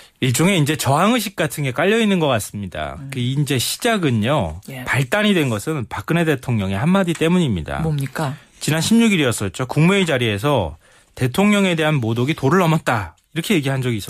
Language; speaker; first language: Korean; native; Korean